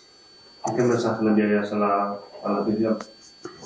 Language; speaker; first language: Spanish; native; Spanish